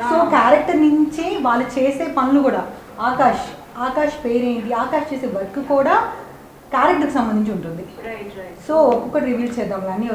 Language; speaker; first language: Telugu; native; Telugu